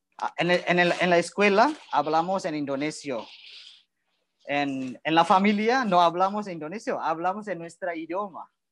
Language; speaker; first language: Spanish; non-native, learner; Indonesian